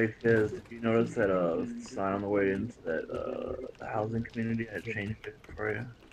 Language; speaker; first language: English; native; English